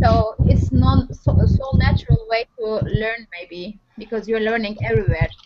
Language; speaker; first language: English; non-native, learner; Turkish